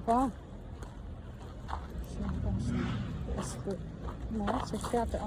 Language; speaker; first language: French; non-native, fluent; Khmer